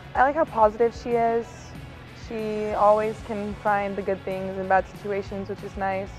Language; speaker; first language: English; native; English